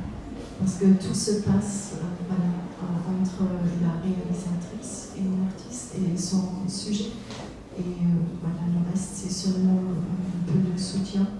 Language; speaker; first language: French; non-native, fluent; German